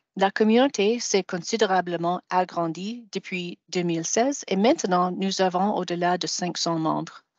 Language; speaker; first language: French; non-native, fluent; English